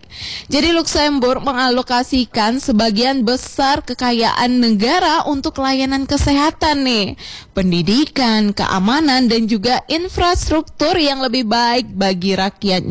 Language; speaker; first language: Indonesian; native; Indonesian